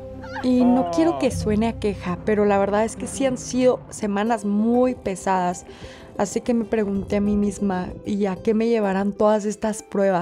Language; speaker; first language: Spanish; native; Spanish